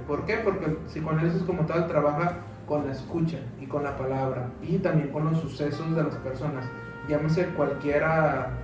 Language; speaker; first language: Spanish; native; Spanish